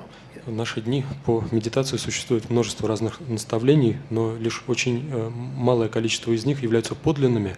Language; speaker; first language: Russian; native; Russian